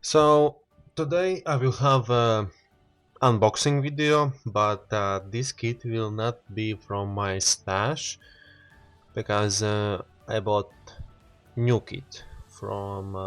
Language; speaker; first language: English; non-native, learner; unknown